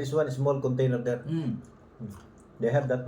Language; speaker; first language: English; non-native, local second language; Filipino